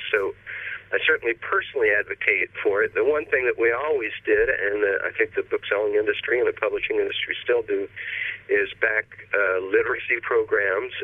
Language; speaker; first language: English; native; English